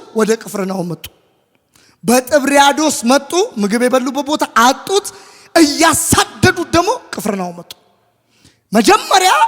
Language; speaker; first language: Amharic; native; Amharic